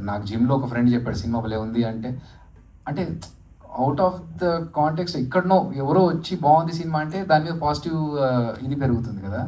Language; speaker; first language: Telugu; native; Telugu